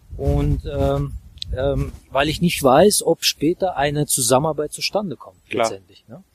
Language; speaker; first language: German; non-native, fluent; Russian